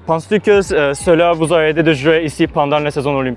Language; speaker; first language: French; non-native, learner; Turkish